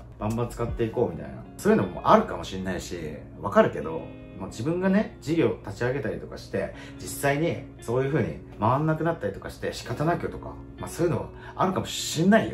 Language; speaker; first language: Japanese; native; Japanese